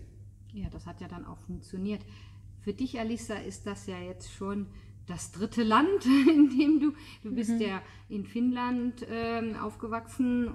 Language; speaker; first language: German; native; German